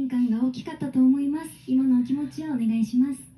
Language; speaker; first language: Japanese; native; Japanese